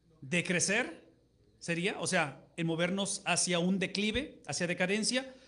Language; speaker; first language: Spanish; native; Spanish